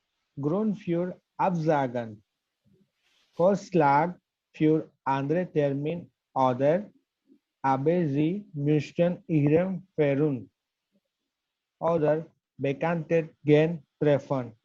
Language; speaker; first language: German; non-native, learner; Gujarati